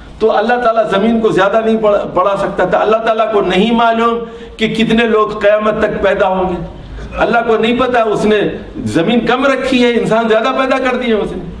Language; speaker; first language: Urdu; native; Urdu